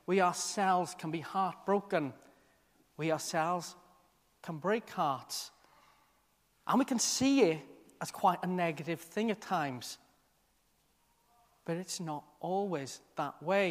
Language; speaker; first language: English; native; English